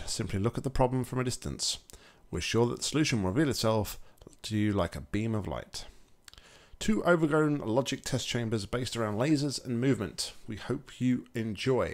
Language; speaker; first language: English; native; English